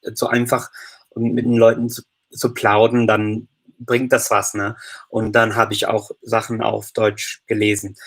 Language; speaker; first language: German; non-native, fluent; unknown